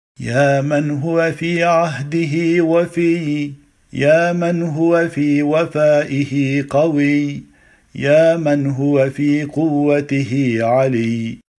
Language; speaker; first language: Arabic; non-native, fluent; Turkish